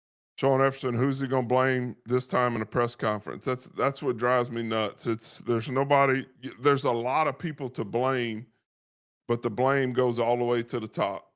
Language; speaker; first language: English; native; English